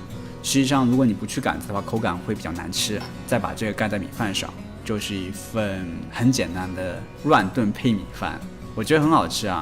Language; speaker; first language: Chinese; native; Chinese